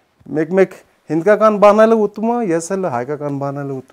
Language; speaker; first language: Armenian; non-native, learner; Hindi